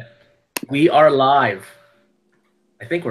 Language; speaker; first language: English; native; English